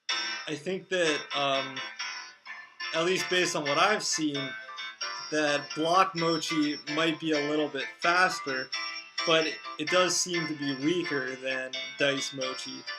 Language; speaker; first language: English; native; English